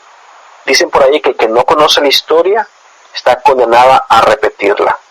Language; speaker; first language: Spanish; native; Spanish